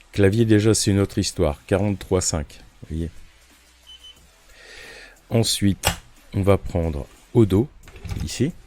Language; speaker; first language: French; native; French